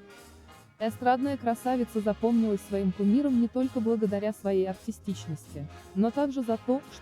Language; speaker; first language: Russian; native; Russian